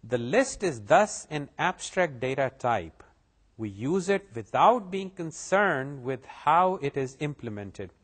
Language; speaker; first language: English; non-native, local second language; Urdu